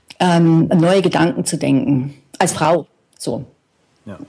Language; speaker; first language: German; native; German